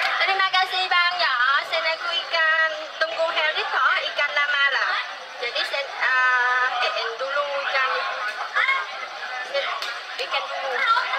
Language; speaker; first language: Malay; non-native, learner; Vietnamese